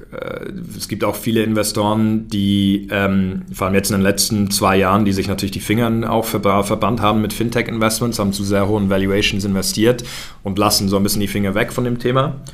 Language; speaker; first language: German; early bilingual, heritage; German